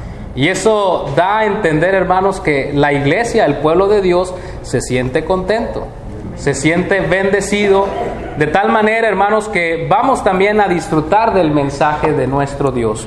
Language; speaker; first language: Spanish; native; Spanish